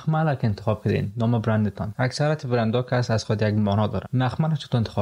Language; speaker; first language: Persian; native; Persian